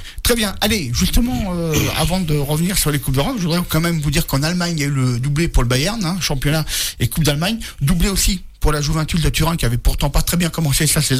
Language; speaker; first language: French; native; French